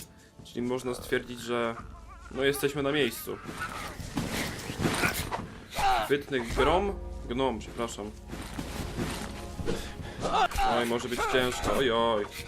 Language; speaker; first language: Polish; native; Polish